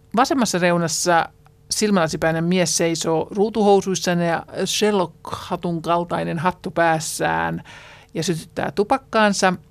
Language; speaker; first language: Finnish; native; Finnish